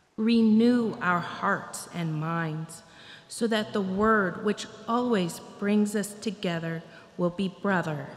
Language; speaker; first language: English; native; English